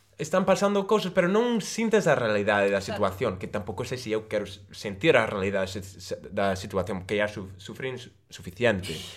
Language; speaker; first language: Galician; non-native, local second language; Spanish